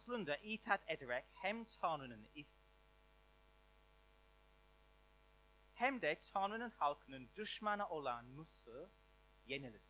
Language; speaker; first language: Turkish; non-native, learner; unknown